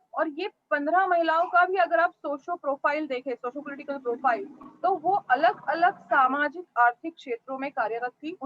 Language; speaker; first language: Hindi; non-native, local second language; Marathi